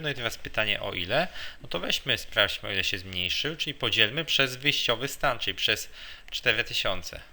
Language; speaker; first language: Polish; native; Polish